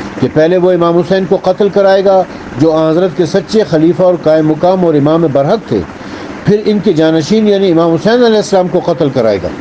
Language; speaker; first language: Urdu; native; Urdu